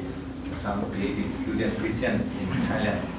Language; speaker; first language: English; non-native, learner; Shan